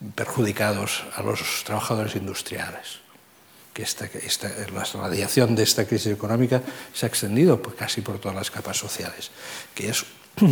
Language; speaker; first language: Spanish; non-native, local second language; Catalan